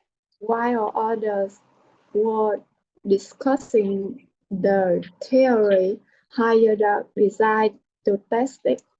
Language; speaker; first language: English; non-native, learner; Vietnamese